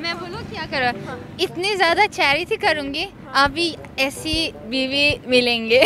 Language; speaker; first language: Hindi; non-native, learner; Azerbaijani